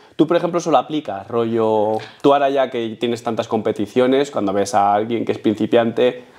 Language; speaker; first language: Spanish; native; Spanish